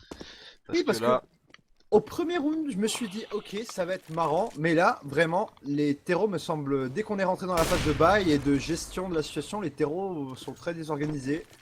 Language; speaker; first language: French; native; French